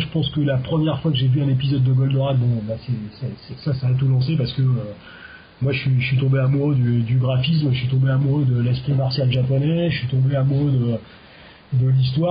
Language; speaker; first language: French; native; French